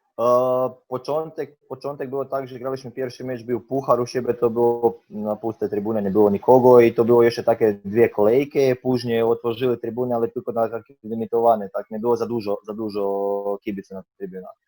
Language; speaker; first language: Polish; non-native, fluent; Croatian